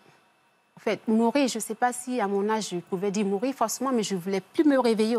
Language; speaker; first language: French; early bilingual, other home language; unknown